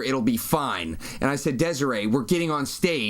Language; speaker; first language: English; native; English